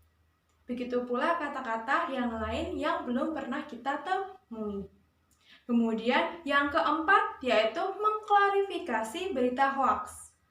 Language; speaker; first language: Indonesian; native; Indonesian